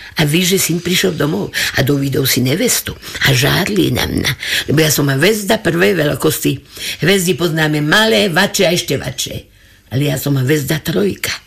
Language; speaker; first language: Slovak; native; Slovak